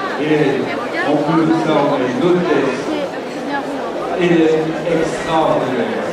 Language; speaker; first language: French; native; French